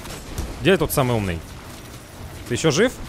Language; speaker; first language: Russian; native; Russian